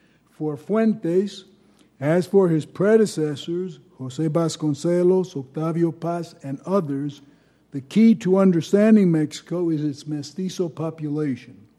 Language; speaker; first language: English; native; English